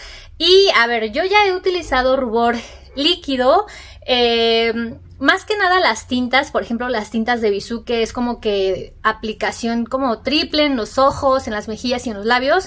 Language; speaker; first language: Spanish; native; Spanish